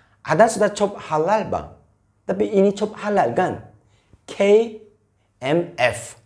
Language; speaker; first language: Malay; non-native, fluent; Korean